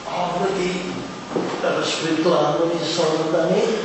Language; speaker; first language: Welsh; native; Welsh